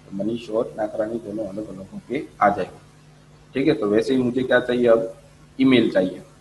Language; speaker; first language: Hindi; non-native, local second language; Gujarati